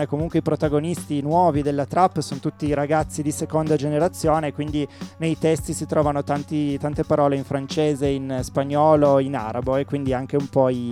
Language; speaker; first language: Italian; native; Italian